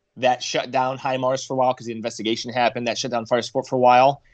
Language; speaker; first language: English; native; English